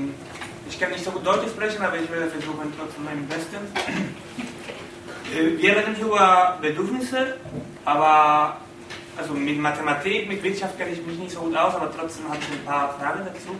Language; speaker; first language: German; non-native, fluent; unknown